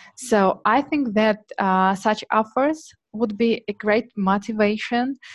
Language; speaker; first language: English; non-native, fluent; Russian